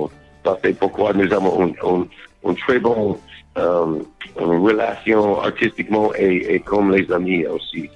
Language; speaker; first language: French; non-native, learner; English